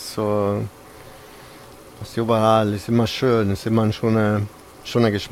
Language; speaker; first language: German; non-native, fluent; Italian